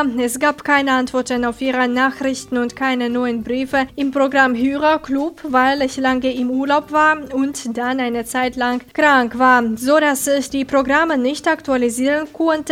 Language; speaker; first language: German; non-native, fluent; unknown